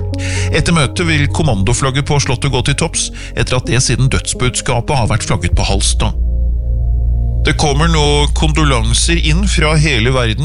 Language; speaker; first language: Norwegian; native; Norwegian